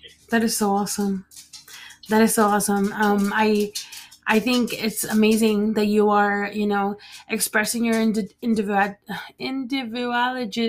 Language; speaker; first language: English; early bilingual, other home language; Spanish